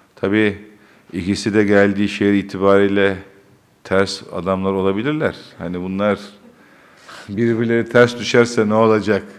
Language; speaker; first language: Turkish; native; Turkish